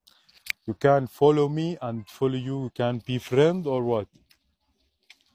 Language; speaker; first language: English; non-native, learner; Arabic